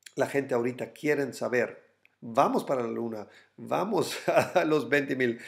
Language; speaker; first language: Spanish; non-native, fluent; German